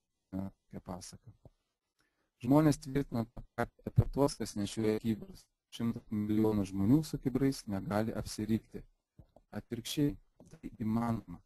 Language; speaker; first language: Lithuanian; native; Lithuanian